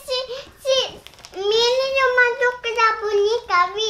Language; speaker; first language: Romanian; early bilingual, heritage; Romanian